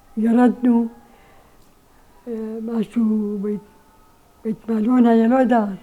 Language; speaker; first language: Hebrew; non-native, learner; Arabic